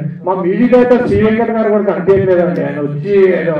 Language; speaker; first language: Telugu; native; Telugu